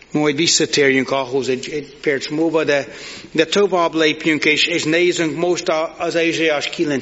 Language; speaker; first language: Hungarian; non-native, learner; English